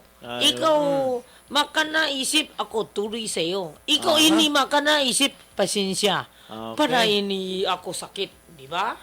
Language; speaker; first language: Filipino; non-native, learner; Chinese